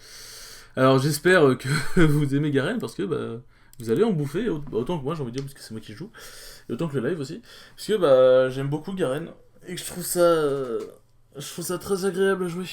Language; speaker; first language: French; native; French